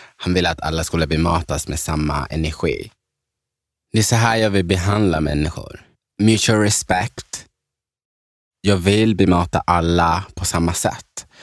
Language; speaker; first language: Swedish; early bilingual, other home language; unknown